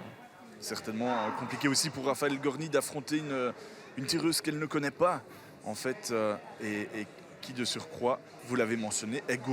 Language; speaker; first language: French; native; French